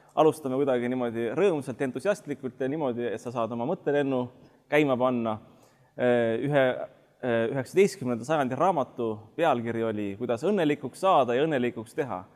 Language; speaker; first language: Estonian; native; Estonian